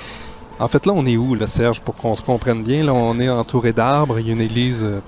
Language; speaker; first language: French; native; French